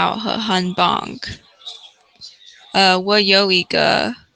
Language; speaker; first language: Chinese; non-native, learner; English